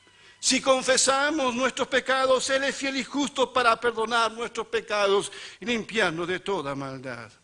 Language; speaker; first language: Spanish; native; Spanish